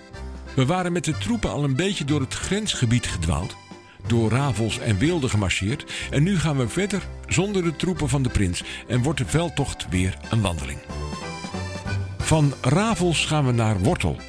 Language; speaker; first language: Dutch; native; Dutch